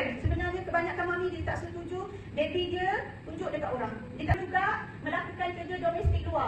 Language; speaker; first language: Malay; native; Malay